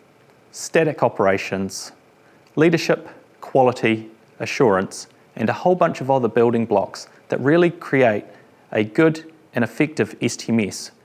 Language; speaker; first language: English; native; English